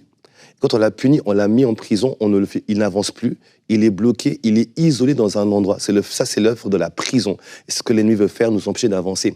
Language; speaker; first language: French; native; French